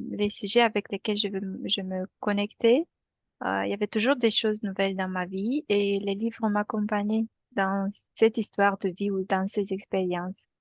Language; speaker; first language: French; non-native, fluent; Romanian